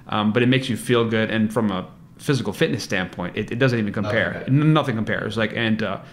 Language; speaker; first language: English; native; English